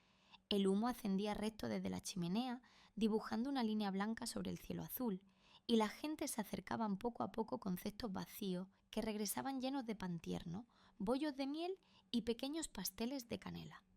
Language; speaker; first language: Spanish; native; Spanish